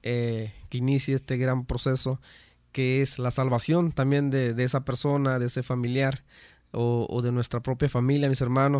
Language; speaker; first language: Spanish; native; Spanish